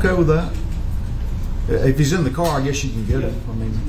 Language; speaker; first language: English; native; English